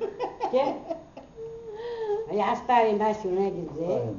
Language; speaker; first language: Hebrew; non-native, learner; Arabic